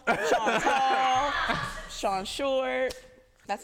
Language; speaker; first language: English; native; English